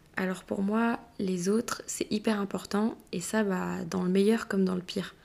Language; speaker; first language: French; native; French